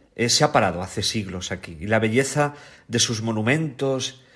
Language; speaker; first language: Spanish; native; Spanish